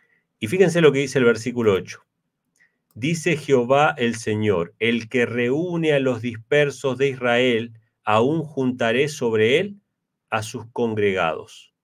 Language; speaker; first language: Spanish; native; Spanish